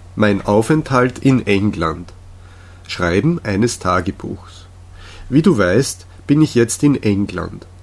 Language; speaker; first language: German; non-native, fluent; Czech